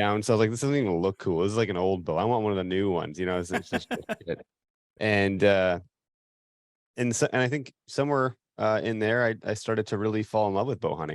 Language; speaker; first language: English; native; English